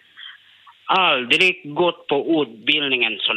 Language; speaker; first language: Swedish; non-native, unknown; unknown